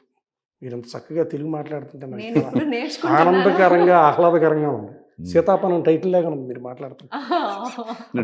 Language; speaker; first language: Telugu; native; Telugu